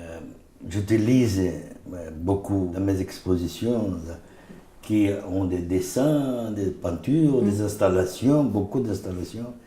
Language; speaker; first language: French; non-native, fluent; Portuguese